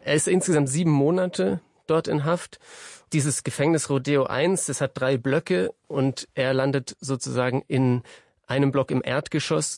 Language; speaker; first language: German; native; German